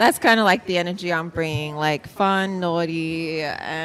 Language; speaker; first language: English; native; English